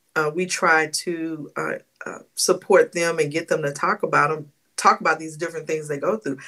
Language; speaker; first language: English; native; English